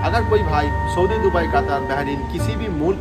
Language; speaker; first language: Hindi; non-native, local second language; Bangla